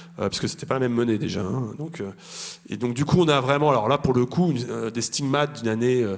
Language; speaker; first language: French; native; French